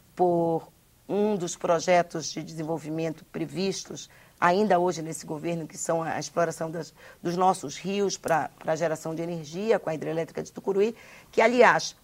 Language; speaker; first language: Portuguese; native; Portuguese